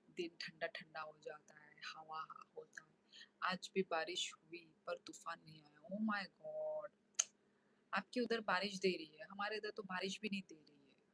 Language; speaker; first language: Hindi; non-native, local second language; Kok Borok